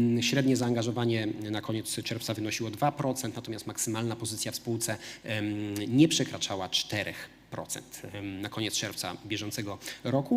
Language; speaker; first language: Polish; native; Polish